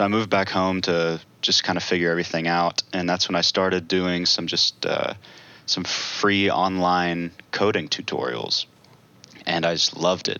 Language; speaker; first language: English; native; English